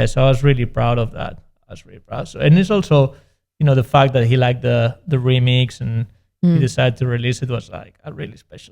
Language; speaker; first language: English; non-native, fluent; Spanish